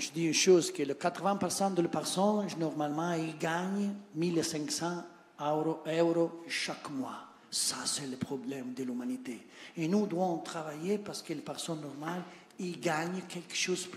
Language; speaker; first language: French; non-native, learner; Italian